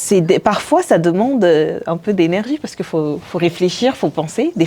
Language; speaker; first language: French; native; French